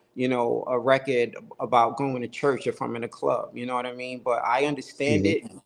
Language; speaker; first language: English; native; English